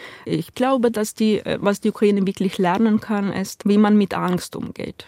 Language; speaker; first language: German; non-native, fluent; Ukrainian